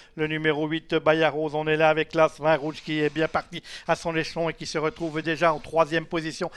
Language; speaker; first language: French; native; French